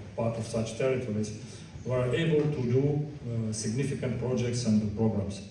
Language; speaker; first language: English; non-native, fluent; Ukrainian